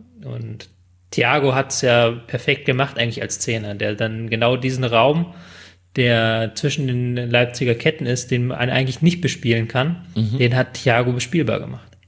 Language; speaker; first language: German; native; German